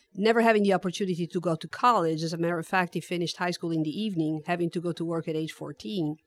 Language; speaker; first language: English; non-native, fluent; Italian